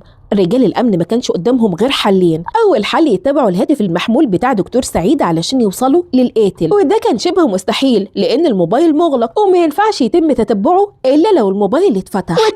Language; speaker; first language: Arabic; native; Arabic